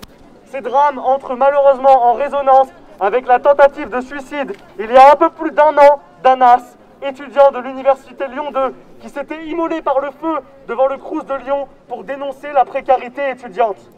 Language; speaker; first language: French; native; French